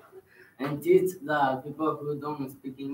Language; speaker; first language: English; non-native, learner; Spanish